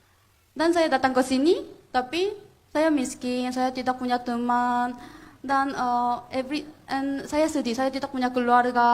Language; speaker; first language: Indonesian; non-native, fluent; Korean